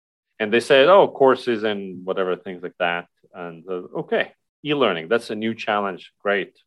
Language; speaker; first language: English; non-native, fluent; Estonian